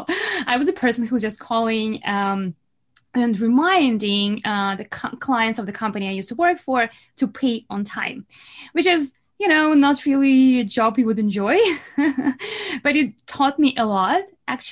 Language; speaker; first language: English; non-native, fluent; Russian